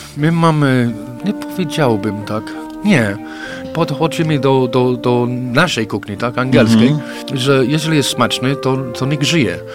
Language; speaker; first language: Polish; non-native, fluent; English